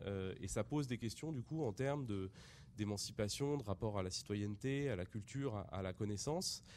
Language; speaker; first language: French; native; French